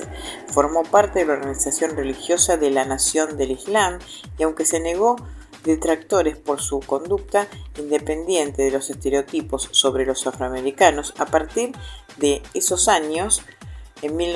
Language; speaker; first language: Spanish; native; Spanish